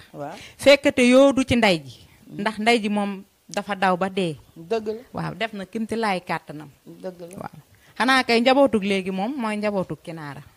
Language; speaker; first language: Wolof; native; Wolof